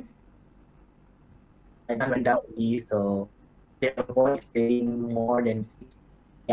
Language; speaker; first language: English; non-native, local second language; Thai